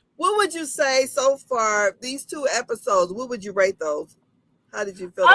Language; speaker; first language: English; native; English